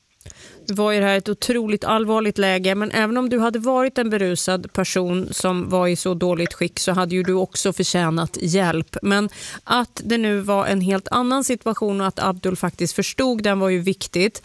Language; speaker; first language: Swedish; native; Swedish